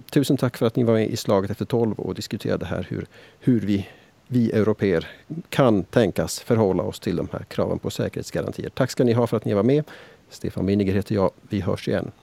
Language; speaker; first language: Swedish; native; Swedish